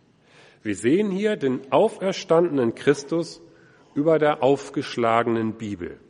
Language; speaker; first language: German; native; German